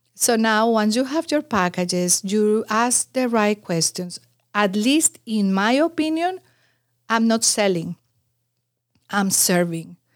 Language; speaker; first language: English; non-native, fluent; Spanish